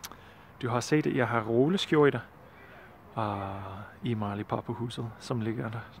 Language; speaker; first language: Danish; non-native, learner; English